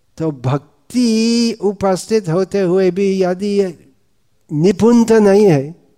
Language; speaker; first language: Hindi; non-native, fluent; English